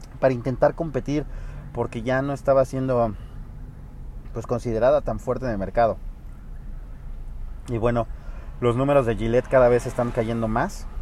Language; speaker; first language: Spanish; native; Spanish